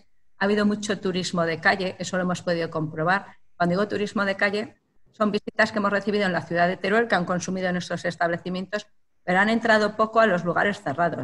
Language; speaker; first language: Spanish; native; Spanish